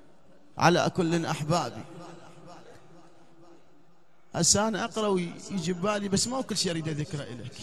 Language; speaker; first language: Arabic; native; Arabic